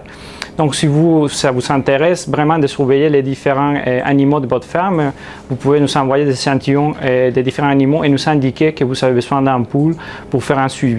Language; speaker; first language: French; non-native, fluent; Spanish